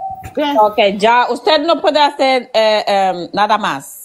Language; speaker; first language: Spanish; non-native, learner; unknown